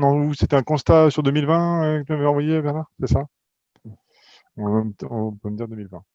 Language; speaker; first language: French; native; French